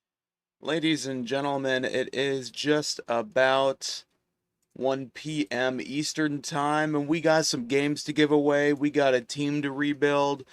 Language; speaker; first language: English; native; English